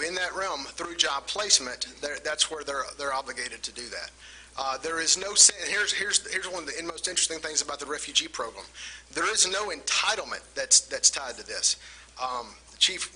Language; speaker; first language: English; non-native, fluent; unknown